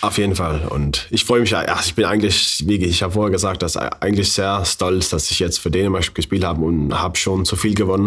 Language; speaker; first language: German; non-native, learner; Faroese